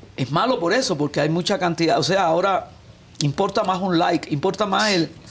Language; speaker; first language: Spanish; native; Spanish